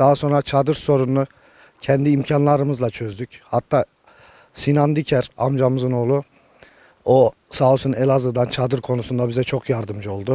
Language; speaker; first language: Turkish; native; Turkish